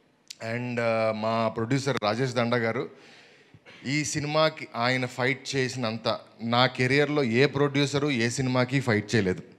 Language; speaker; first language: Telugu; native; Telugu